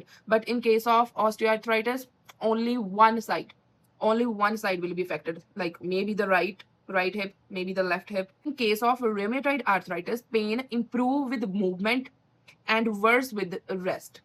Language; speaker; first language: English; non-native, local second language; Punjabi